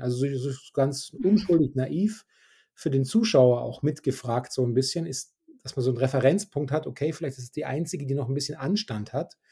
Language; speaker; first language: German; native; German